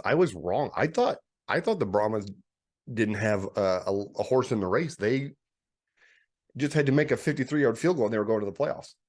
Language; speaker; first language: English; native; English